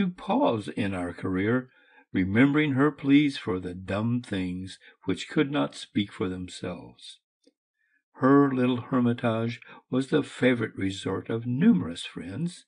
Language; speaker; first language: English; native; English